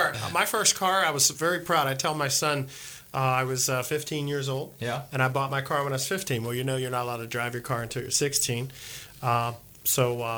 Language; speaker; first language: English; native; English